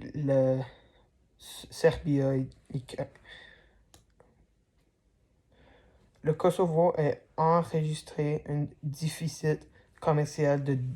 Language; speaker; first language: French; non-native, learner; English